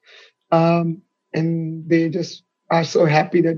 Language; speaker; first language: English; non-native, local second language; Gujarati